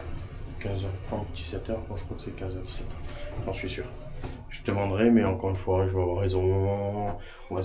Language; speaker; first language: French; native; French